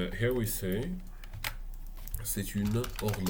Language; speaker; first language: French; non-native, fluent; Arabic